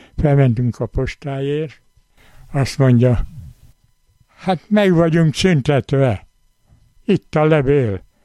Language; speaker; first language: Hungarian; native; Hungarian